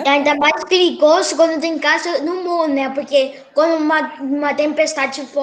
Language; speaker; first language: Portuguese; native; Portuguese